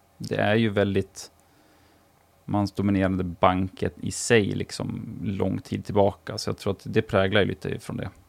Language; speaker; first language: Swedish; native; Swedish